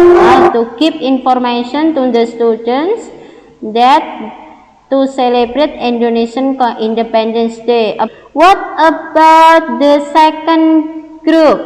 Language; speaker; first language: English; non-native, learner; Indonesian